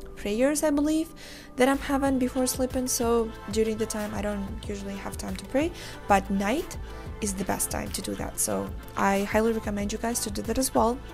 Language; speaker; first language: English; non-native, fluent; Uzbek